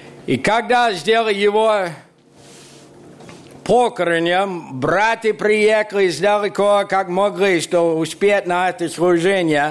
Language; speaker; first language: Russian; non-native, fluent; English